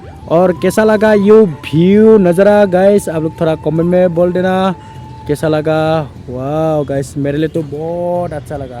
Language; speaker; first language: Hindi; non-native, local second language; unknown